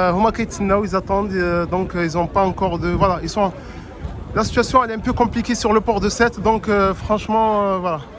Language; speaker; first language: French; non-native, local second language; Arabic